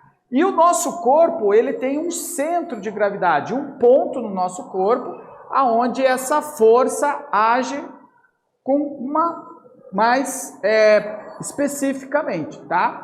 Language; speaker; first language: Portuguese; native; Portuguese